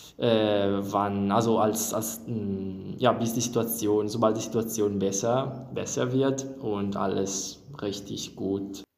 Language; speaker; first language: German; non-native, fluent; Italian